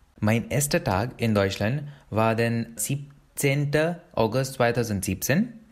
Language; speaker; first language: German; non-native, learner; Hindi